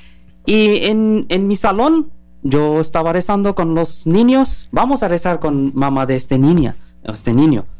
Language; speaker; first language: Spanish; non-native, learner; Bangla